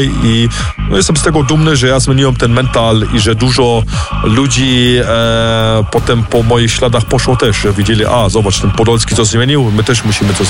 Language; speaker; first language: Polish; early bilingual, heritage; Polish